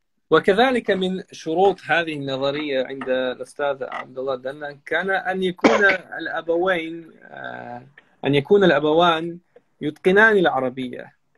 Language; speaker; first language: Arabic; non-native, fluent; Chechen